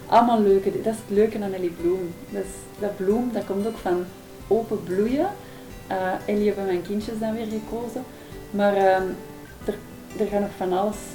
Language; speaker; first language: Dutch; native; Dutch